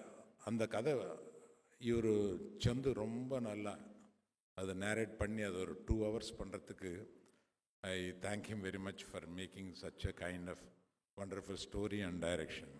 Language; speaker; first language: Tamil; non-native, local second language; Telugu